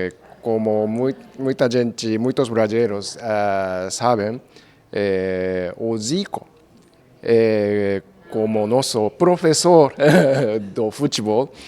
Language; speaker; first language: Portuguese; non-native, fluent; Japanese